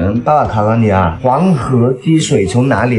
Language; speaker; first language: Chinese; native; Chinese